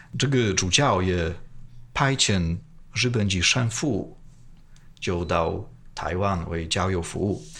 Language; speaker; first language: Chinese; non-native, fluent; Polish